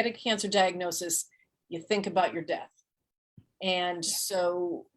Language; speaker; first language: English; native; English